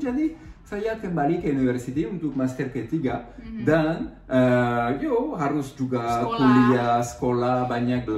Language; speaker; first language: Indonesian; non-native, fluent; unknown